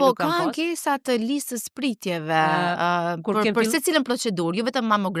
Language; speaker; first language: Albanian; native; Albanian